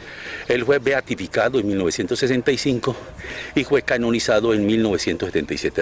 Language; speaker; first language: Spanish; native; Spanish